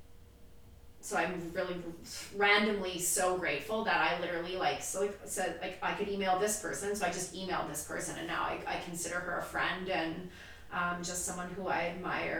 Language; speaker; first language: English; native; English